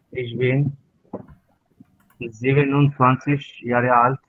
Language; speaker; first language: German; non-native, learner; Bangla